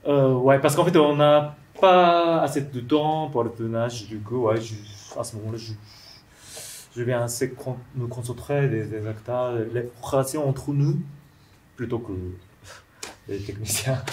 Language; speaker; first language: French; non-native, learner; Japanese